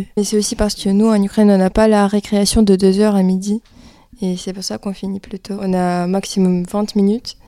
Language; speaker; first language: French; early bilingual, other home language; Ukrainian